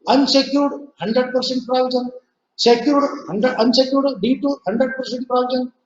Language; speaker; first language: English; non-native, local second language; Kannada